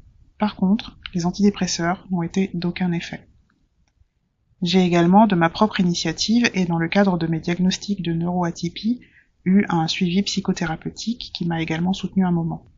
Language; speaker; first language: French; native; French